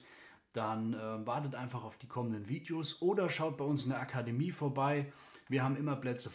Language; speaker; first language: German; native; German